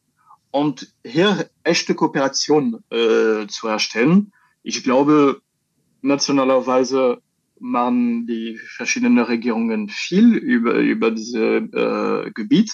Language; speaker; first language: German; non-native, learner; French